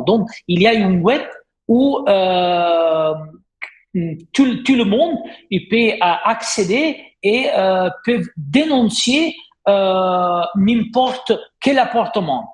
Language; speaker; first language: French; non-native, fluent; Italian